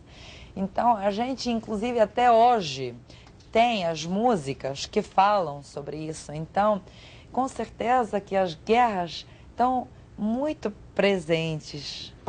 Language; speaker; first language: Portuguese; non-native, fluent; Serbian